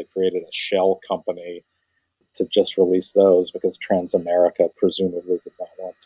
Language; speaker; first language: English; native; English